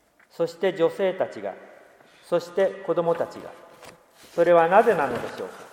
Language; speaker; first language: Japanese; native; Japanese